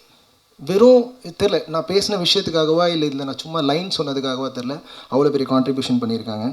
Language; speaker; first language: Tamil; native; Tamil